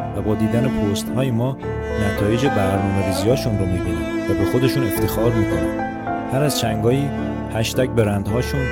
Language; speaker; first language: Persian; native; Persian